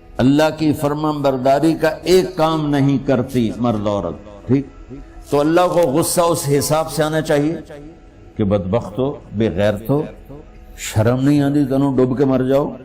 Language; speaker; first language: Urdu; non-native, local second language; Punjabi